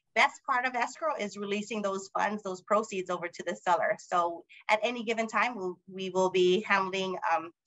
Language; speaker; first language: English; native; English